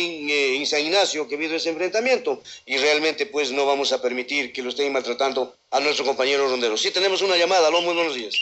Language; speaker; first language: Spanish; native; Spanish